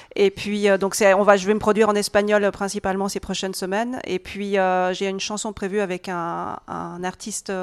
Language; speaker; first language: French; native; French